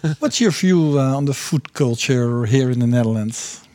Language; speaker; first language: English; non-native, fluent; Dutch